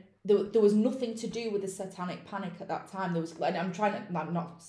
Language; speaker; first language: English; native; English